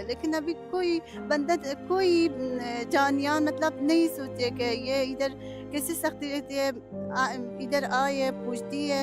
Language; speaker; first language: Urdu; non-native, learner; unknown